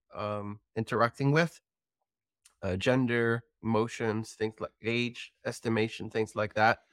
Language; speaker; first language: English; non-native, fluent; Dutch